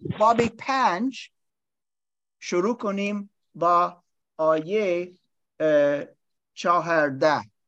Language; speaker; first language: Persian; non-native, learner; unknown